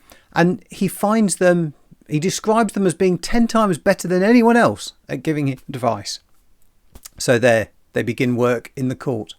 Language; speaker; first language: English; native; English